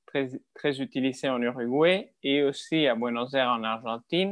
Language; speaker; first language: French; non-native, fluent; Spanish